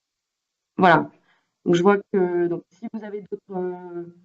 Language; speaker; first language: French; native; French